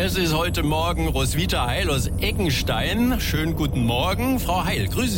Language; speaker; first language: German; native; German